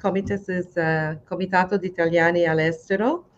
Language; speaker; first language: Italian; early bilingual, other home language; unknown